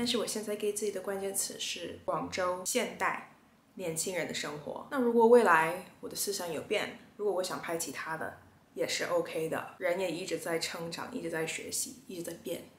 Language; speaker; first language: Chinese; early bilingual, other home language; English